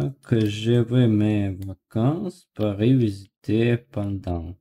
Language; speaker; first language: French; non-native, learner; Russian